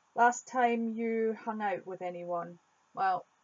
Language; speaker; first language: English; native; English